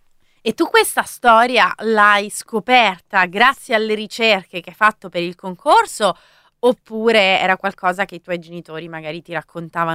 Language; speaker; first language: Italian; native; Italian